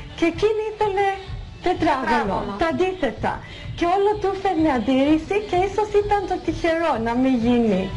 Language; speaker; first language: Greek; early bilingual, heritage; Greek